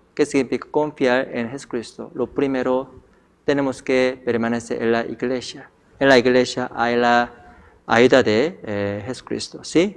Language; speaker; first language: Spanish; non-native, fluent; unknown